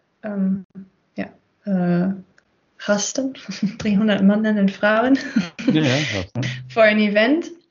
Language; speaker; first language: Dutch; non-native, learner; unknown